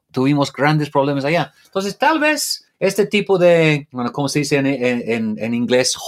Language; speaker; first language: Spanish; non-native, fluent; English